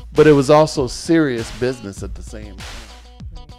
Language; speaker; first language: English; native; English